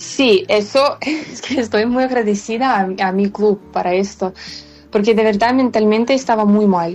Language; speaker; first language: Spanish; non-native, fluent; Ukrainian